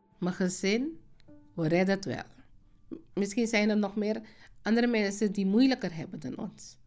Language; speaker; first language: Dutch; non-native, fluent; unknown